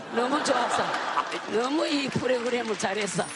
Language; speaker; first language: Korean; native; Korean